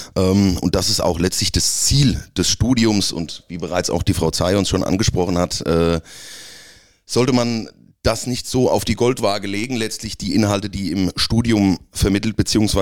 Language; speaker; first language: German; native; German